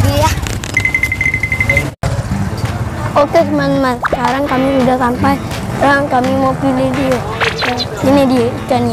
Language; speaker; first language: Indonesian; non-native, learner; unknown